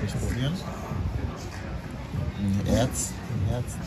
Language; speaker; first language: German; non-native, learner; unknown